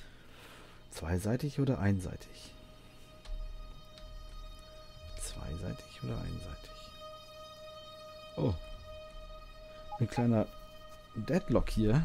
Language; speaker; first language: German; native; German